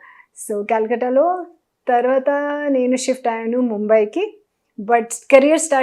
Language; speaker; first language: Telugu; non-native, local second language; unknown